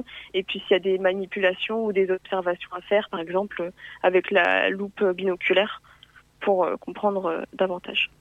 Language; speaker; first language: French; native; French